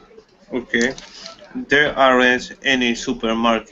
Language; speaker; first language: English; non-native, learner; Spanish